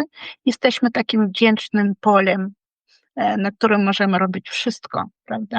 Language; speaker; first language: Polish; non-native, fluent; Ukrainian